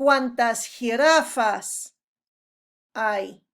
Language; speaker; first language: Spanish; non-native, fluent; English